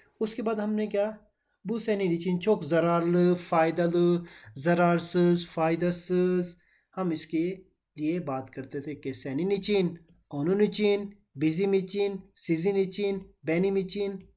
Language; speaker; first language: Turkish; non-native, fluent; Urdu